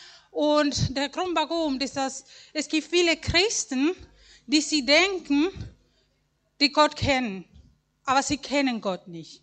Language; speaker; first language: German; non-native, learner; Spanish